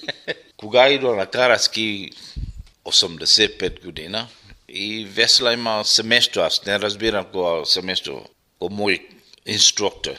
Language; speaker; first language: Bulgarian; non-native, local second language; Arabic